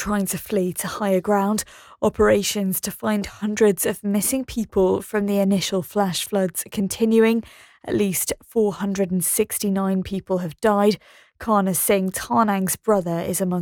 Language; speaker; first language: English; native; English